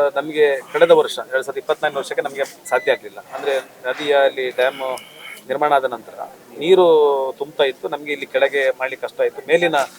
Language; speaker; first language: Kannada; native; Kannada